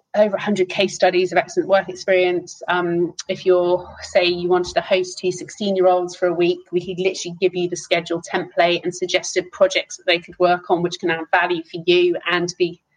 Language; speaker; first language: English; native; English